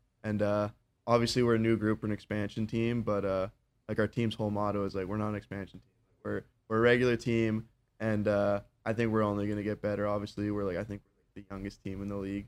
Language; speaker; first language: English; native; English